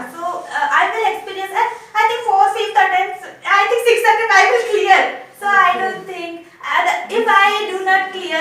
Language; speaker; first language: English; non-native, learner; Hindi